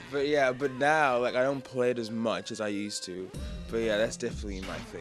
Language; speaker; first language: English; native; English